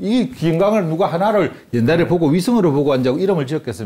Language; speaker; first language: Korean; native; Korean